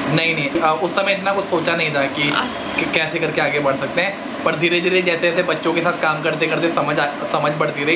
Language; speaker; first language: Hindi; native; Hindi